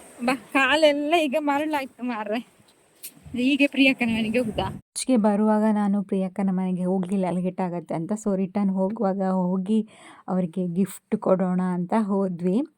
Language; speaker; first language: Kannada; native; Kannada